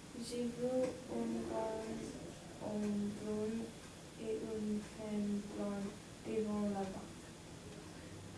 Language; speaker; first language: French; non-native, learner; English